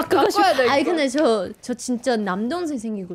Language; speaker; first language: Korean; non-native, fluent; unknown